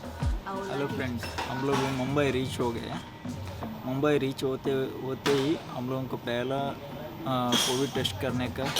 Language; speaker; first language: Hindi; non-native, local second language; Tulu